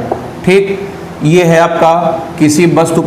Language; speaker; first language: Hindi; native; Hindi